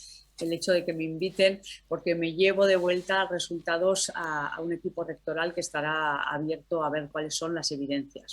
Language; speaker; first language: Spanish; native; Spanish